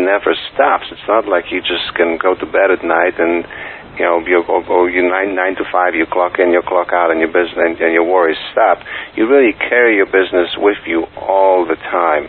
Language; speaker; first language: English; non-native, fluent; Polish